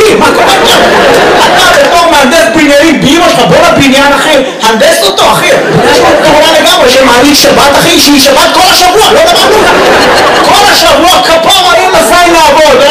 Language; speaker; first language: Hebrew; native; Hebrew